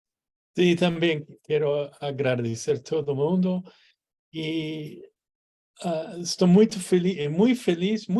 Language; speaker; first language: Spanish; non-native, learner; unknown